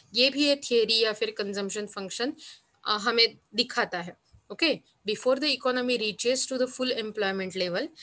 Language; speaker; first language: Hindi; non-native, local second language; Marathi